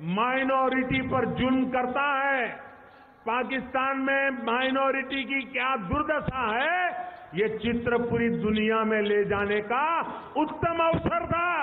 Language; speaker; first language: Hindi; non-native, local second language; Gujarati